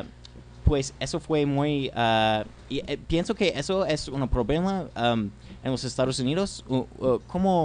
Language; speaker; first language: Spanish; non-native, learner; English